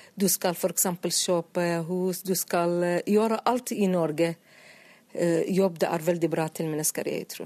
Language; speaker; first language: Norwegian; non-native, learner; Arabic